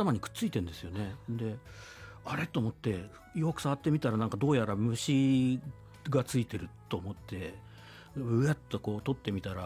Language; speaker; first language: Japanese; native; Japanese